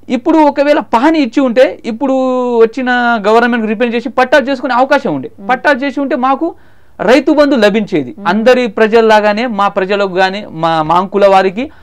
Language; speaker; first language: Telugu; non-native, local second language; Marathi